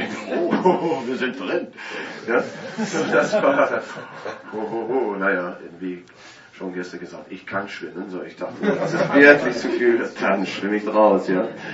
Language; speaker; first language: German; non-native, fluent; Dutch